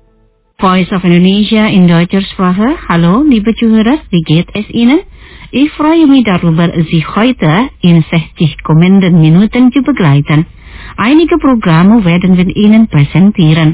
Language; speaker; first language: German; non-native, fluent; Indonesian